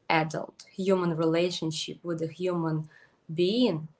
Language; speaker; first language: English; non-native, fluent; Ukrainian